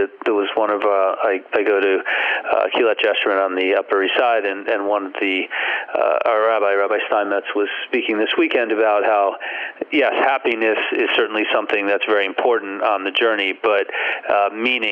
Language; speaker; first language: English; native; English